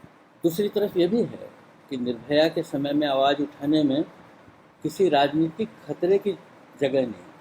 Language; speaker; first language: Hindi; native; Hindi